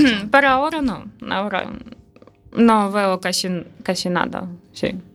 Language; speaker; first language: Spanish; non-native, learner; Russian